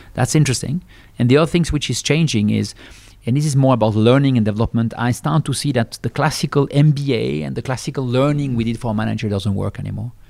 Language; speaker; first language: English; non-native, fluent; French